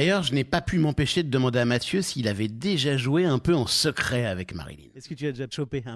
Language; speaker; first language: French; native; French